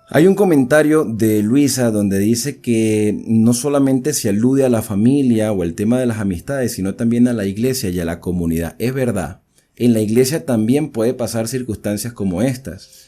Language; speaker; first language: Spanish; native; Spanish